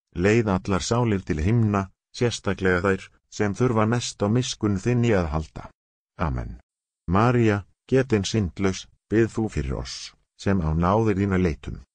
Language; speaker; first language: Icelandic; non-native, learner; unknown